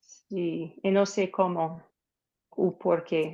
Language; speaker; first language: Spanish; non-native, learner; English